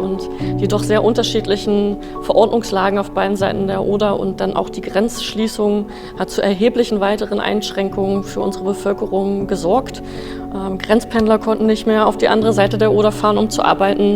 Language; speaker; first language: German; native; German